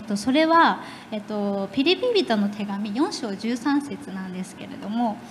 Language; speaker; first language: Japanese; native; Japanese